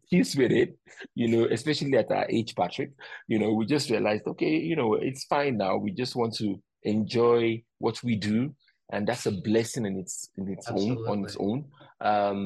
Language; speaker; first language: English; non-native, local second language; Yoruba